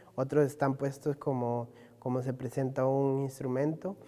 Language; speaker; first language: Spanish; native; Spanish